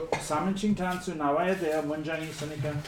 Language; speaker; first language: Korean; non-native, fluent; English